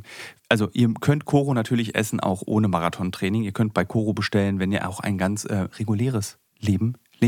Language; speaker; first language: German; native; German